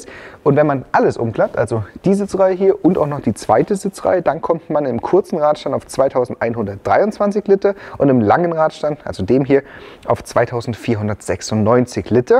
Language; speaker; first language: German; native; German